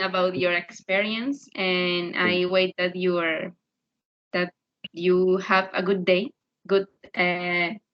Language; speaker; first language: English; non-native, learner; Spanish